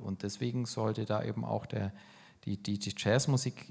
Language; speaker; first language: German; native; German